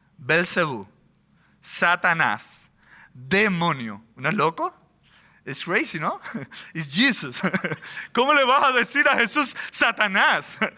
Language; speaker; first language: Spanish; native; Spanish